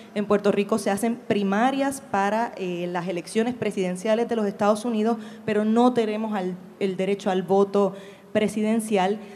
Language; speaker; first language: Spanish; native; Spanish